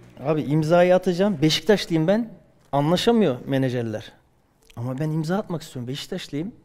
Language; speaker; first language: Turkish; early bilingual, heritage; Turkish